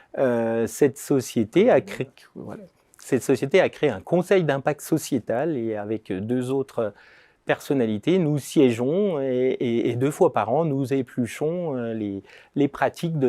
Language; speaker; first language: French; native; French